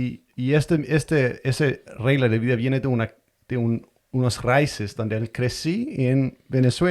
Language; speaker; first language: Spanish; non-native, fluent; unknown